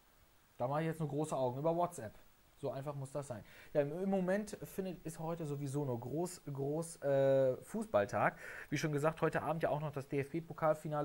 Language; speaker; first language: German; native; German